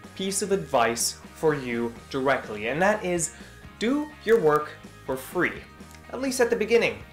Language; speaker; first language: English; native; English